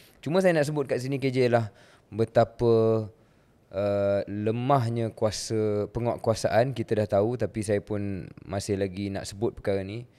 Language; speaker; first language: Malay; native; Malay